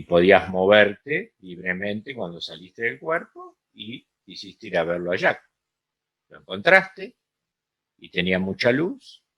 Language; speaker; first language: Spanish; native; Spanish